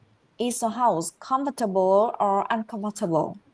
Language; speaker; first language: English; non-native, learner; Vietnamese